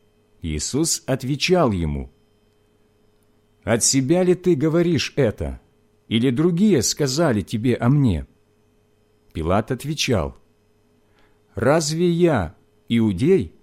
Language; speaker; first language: Russian; native; Russian